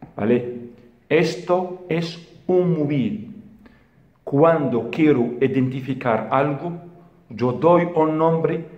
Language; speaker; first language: Spanish; non-native, fluent; Arabic